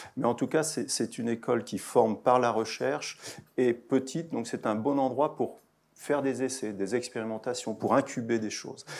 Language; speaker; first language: French; native; French